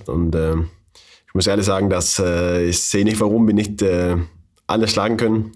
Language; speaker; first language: German; non-native, learner; Faroese